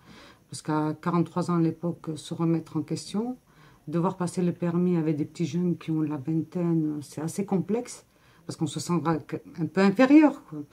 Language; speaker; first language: French; native; French